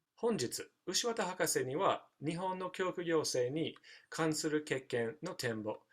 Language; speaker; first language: Japanese; non-native, fluent; English